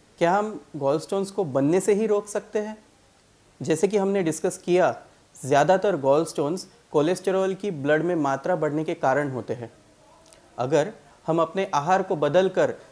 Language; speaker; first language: Hindi; non-native, local second language; Marathi